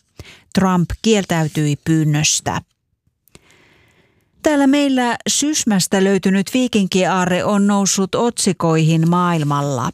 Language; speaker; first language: Finnish; native; Finnish